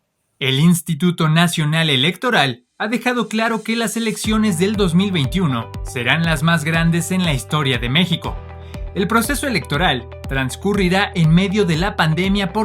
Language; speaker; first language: Spanish; native; Spanish